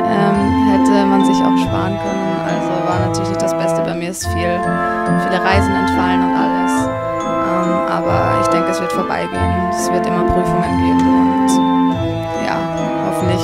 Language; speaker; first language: German; native; German